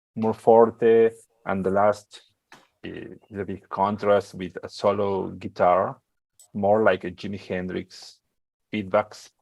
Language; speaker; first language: English; non-native, learner; Spanish